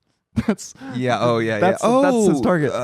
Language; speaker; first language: English; native; English